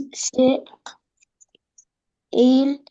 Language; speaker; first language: French; non-native, learner; Arabic